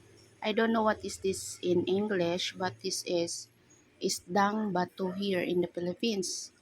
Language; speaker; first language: English; non-native, local second language; Filipino